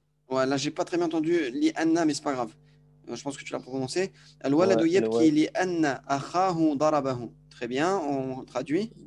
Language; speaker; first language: French; native; French